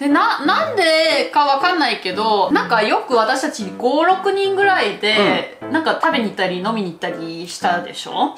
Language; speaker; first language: Japanese; non-native, fluent; German